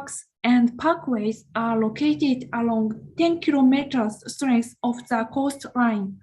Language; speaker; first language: English; non-native, learner; Japanese